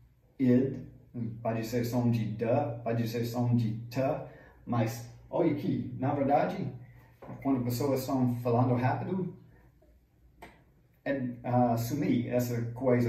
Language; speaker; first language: Portuguese; non-native, fluent; English